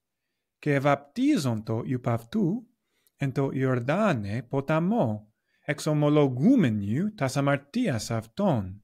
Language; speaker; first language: Greek; non-native, fluent; English